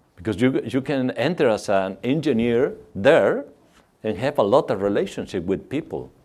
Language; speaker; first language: English; non-native, fluent; Spanish